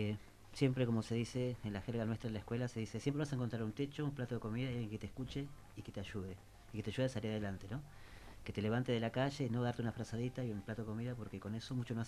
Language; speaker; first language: Spanish; native; Spanish